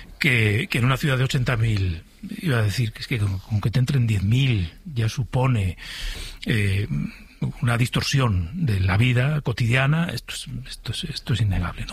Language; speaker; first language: Spanish; native; Spanish